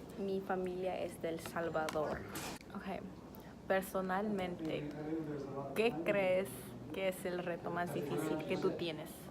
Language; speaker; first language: Spanish; early bilingual, heritage; Spanish